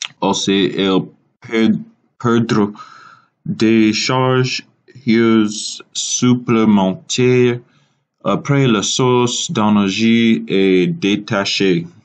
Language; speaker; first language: French; non-native, learner; English